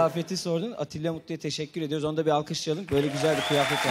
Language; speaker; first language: Turkish; native; Turkish